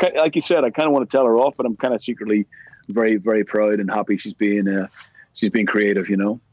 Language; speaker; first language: English; native; English